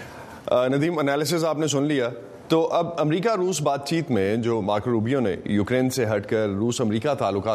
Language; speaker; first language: Urdu; native; Urdu